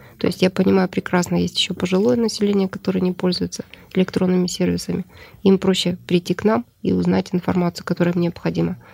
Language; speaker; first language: Russian; native; Russian